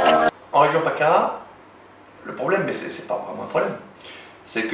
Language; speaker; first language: French; native; French